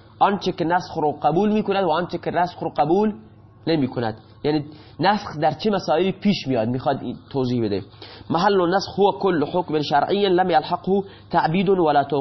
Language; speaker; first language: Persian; non-native, local second language; Baluchi